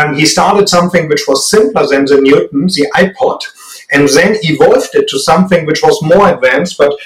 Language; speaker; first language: English; non-native, fluent; German